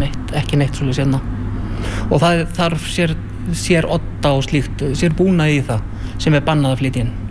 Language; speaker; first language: Icelandic; native; Icelandic